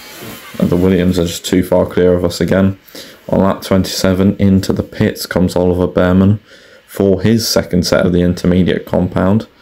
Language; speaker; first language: English; native; English